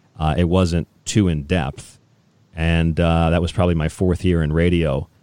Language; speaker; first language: English; native; English